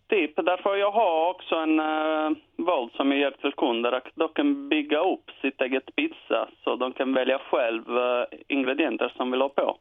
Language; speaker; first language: Swedish; non-native, learner; Italian